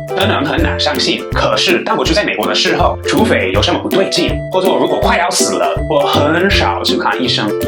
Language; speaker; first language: Chinese; non-native, fluent; English